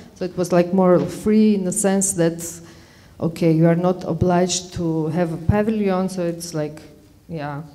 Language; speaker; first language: English; non-native, fluent; Armenian